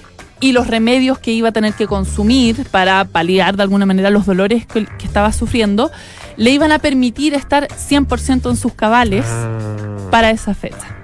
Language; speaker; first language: Spanish; native; Spanish